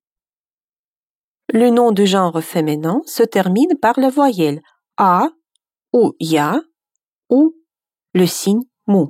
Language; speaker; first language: French; non-native, fluent; Russian